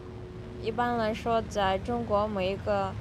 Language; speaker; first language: Chinese; non-native, fluent; Russian